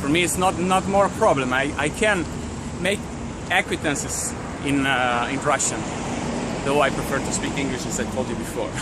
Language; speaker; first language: English; non-native, fluent; Italian